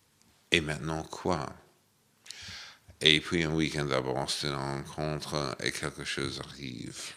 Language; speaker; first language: French; non-native, fluent; English